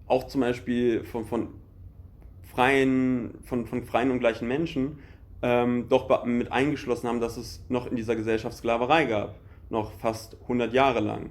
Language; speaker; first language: German; native; German